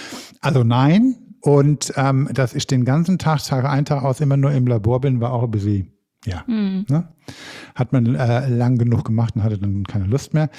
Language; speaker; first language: German; native; German